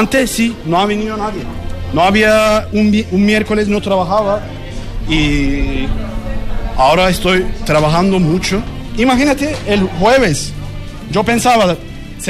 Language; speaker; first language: Spanish; non-native, fluent; Turkish